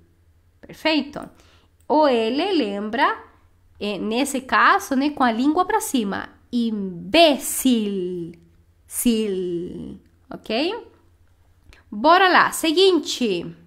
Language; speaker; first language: Portuguese; non-native, fluent; Spanish